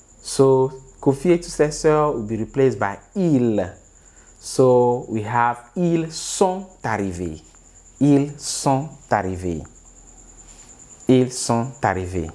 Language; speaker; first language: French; non-native, fluent; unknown